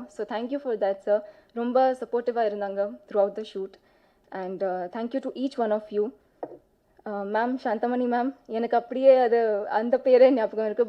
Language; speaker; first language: Tamil; non-native, fluent; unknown